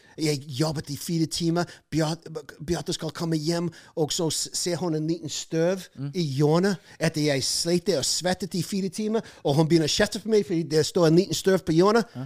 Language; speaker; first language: Norwegian; non-native, fluent; English